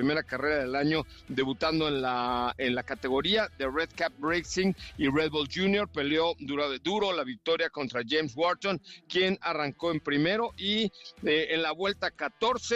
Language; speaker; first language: Spanish; native; Spanish